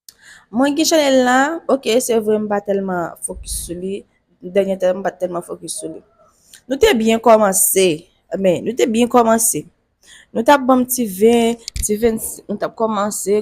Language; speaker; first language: French; non-native, local second language; Haitian Creole